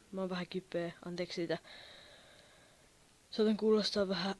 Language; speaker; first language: Finnish; native; Finnish